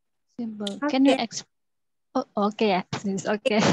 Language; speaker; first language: English; non-native, learner; Indonesian